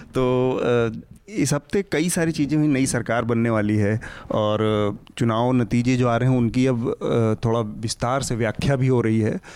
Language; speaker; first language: Hindi; native; Hindi